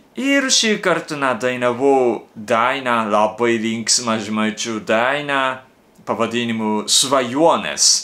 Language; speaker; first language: Lithuanian; non-native, fluent; Japanese